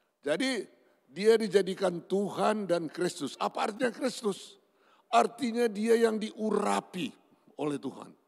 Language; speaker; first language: Indonesian; native; Indonesian